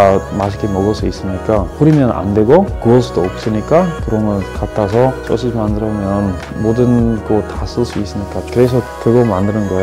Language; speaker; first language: Korean; non-native, fluent; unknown